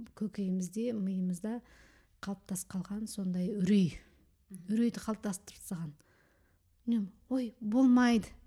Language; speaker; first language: Kazakh; early bilingual, heritage; Kazakh